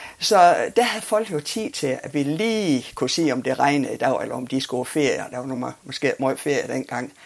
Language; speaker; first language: Danish; native; Danish